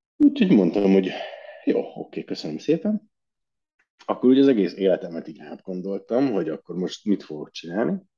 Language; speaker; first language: Hungarian; early bilingual, heritage; Hungarian